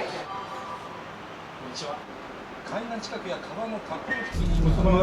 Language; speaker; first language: Japanese; native; Japanese